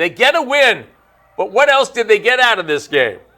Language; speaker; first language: English; native; English